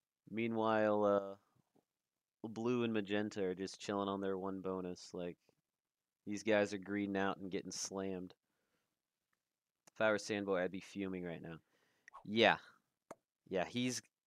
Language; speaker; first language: English; native; English